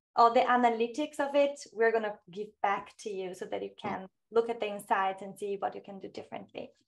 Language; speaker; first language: English; non-native, fluent; Portuguese